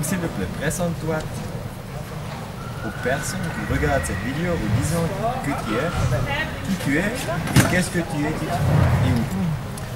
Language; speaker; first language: French; non-native, fluent; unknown